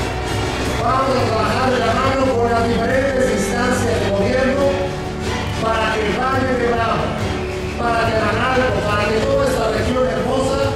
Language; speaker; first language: Spanish; native; Spanish